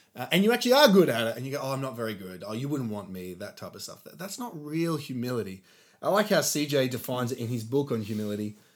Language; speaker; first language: English; native; English